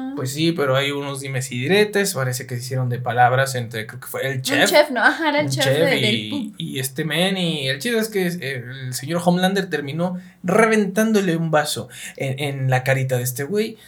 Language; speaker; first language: Spanish; native; Spanish